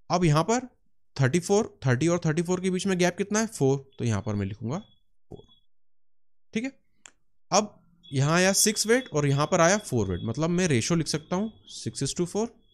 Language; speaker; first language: Hindi; native; Hindi